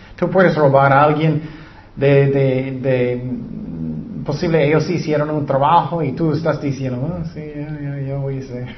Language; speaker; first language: Spanish; non-native, learner; English